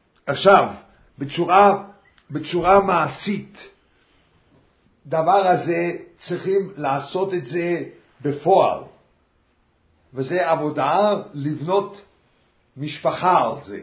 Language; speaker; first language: Hebrew; non-native, fluent; English